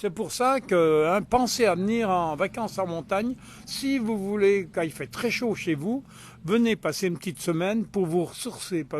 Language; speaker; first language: French; native; French